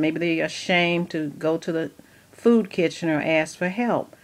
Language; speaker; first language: English; native; English